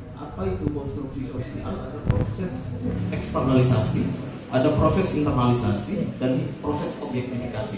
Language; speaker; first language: Indonesian; non-native, local second language; Madurese